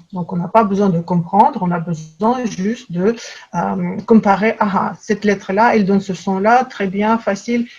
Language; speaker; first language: French; non-native, fluent; Russian